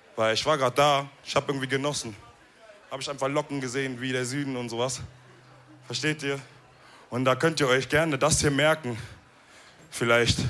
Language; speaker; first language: German; early bilingual, other home language; Wolof